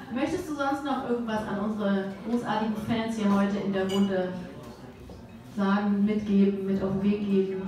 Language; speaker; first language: German; native; German